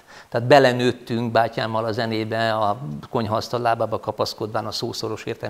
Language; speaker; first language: Hungarian; native; Hungarian